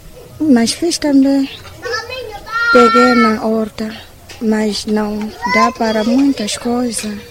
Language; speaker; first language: Portuguese; non-native, local second language; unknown